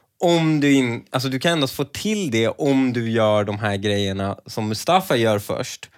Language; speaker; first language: Swedish; early bilingual, other home language; Persian